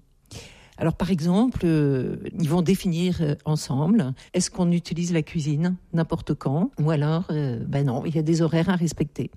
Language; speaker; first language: French; native; French